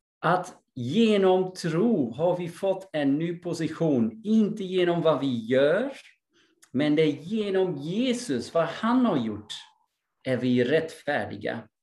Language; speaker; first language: Swedish; non-native, fluent; English